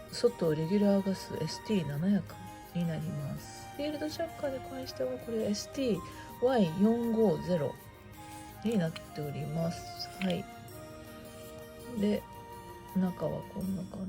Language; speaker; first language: Japanese; native; Japanese